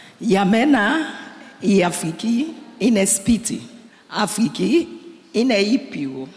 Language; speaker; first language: Greek; non-native, learner; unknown